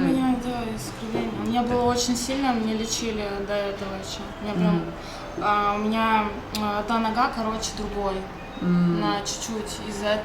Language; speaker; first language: Russian; native; Russian